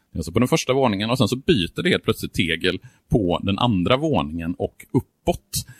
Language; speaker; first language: Swedish; native; Swedish